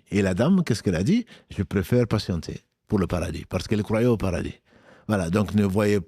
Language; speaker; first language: French; native; French